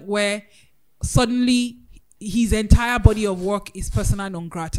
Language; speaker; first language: English; non-native, local second language; Yoruba